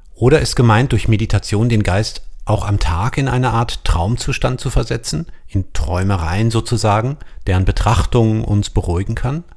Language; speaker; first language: German; native; German